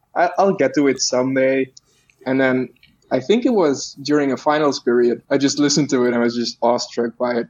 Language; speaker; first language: English; non-native, fluent; Dutch